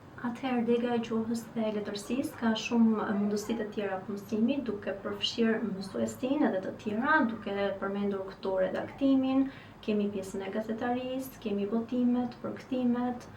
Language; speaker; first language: Albanian; native; Albanian